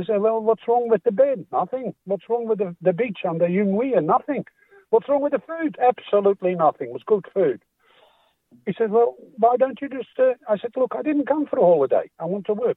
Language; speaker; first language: English; non-native, fluent; Dutch